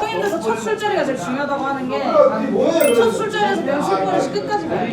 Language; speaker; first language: Korean; native; Korean